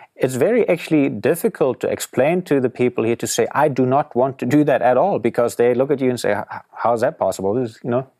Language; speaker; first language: English; non-native, fluent; German